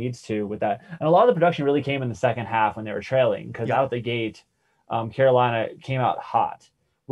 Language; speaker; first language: English; native; English